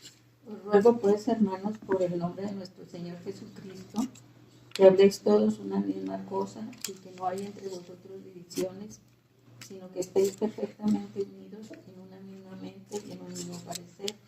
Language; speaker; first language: Spanish; native; Spanish